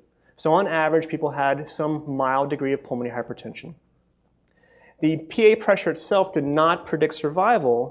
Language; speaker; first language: English; native; English